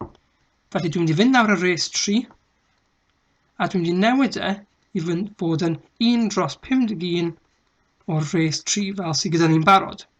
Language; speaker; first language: Welsh; native; Welsh